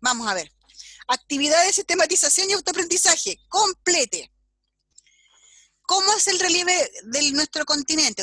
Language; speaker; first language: Spanish; native; Spanish